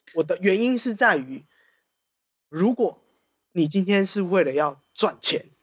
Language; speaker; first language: Chinese; native; Chinese